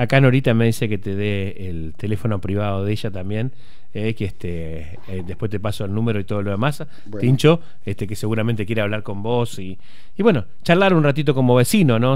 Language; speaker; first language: Spanish; native; Spanish